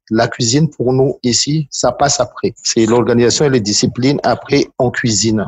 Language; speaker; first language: French; non-native, local second language; Malagasy